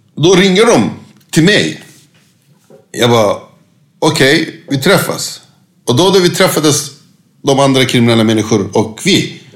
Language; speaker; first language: Swedish; non-native, fluent; Turkish